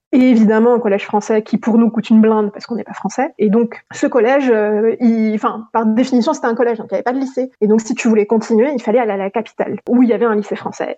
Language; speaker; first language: French; non-native, local second language; Gujarati